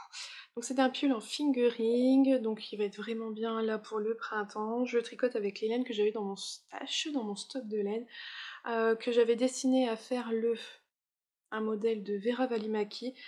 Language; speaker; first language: French; native; French